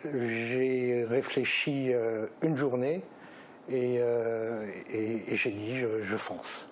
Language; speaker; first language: French; native; French